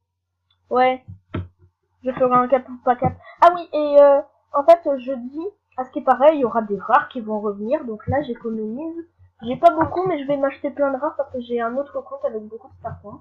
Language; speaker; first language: French; native; French